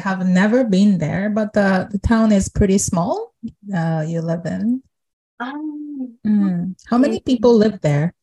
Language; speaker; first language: English; non-native, fluent; Japanese